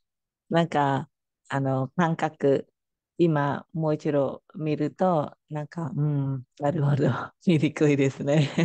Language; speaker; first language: Japanese; non-native, fluent; Khmer